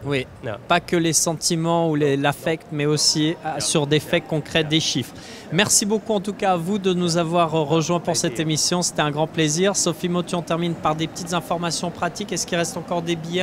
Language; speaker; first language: French; native; French